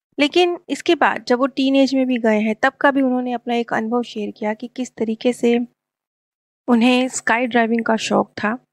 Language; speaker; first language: Hindi; native; Hindi